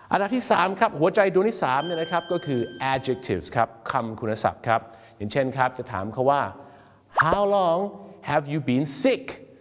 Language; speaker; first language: Thai; native; Thai